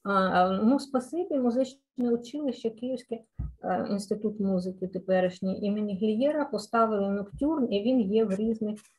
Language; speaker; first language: Ukrainian; native; Ukrainian